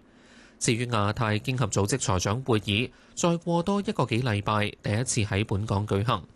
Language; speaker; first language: Chinese; non-native, local second language; Cantonese